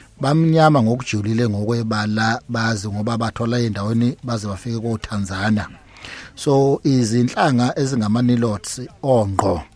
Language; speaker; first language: Zulu; native; Zulu